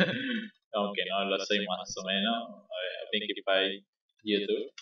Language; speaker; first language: Spanish; native; Spanish